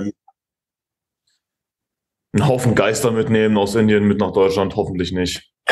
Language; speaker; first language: German; native; German